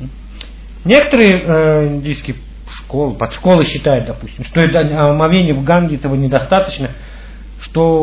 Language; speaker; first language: Russian; native; Russian